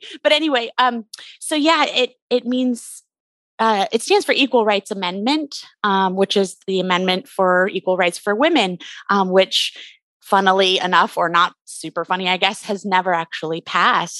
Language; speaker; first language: English; native; English